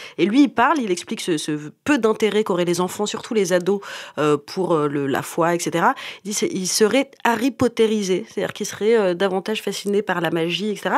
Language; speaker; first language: French; native; French